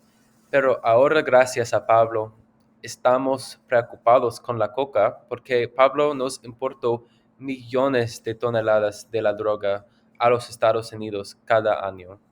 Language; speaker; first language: Spanish; non-native, learner; English